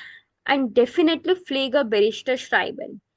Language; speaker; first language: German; non-native, fluent; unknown